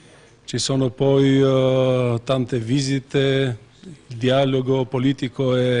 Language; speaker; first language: Italian; non-native, fluent; Albanian